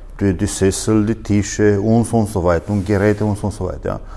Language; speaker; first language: German; non-native, fluent; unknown